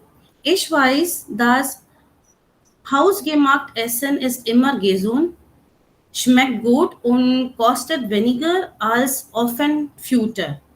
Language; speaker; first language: German; non-native, learner; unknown